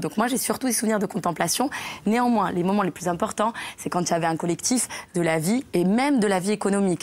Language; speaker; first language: French; native; French